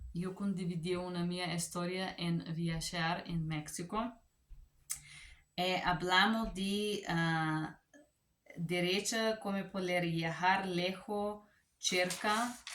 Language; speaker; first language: Spanish; non-native, learner; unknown